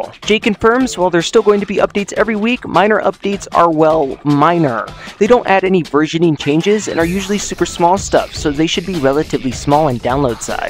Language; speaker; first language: English; native; English